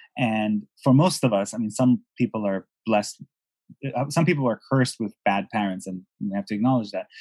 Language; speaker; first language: English; non-native, fluent; Persian